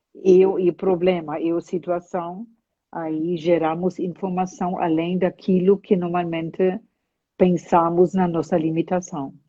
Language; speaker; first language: Portuguese; non-native, fluent; German